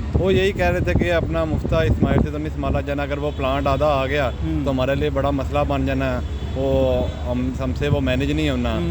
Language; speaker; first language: Urdu; non-native, local second language; Punjabi